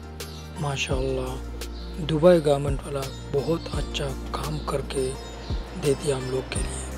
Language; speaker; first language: Hindi; non-native, fluent; Bangla